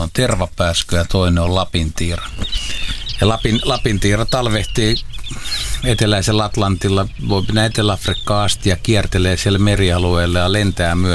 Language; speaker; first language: Finnish; native; Finnish